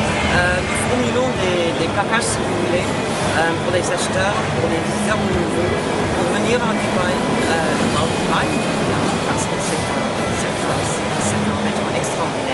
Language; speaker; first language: French; non-native, fluent; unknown